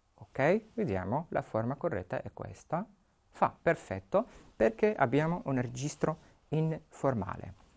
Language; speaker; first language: Italian; non-native, fluent; Arabic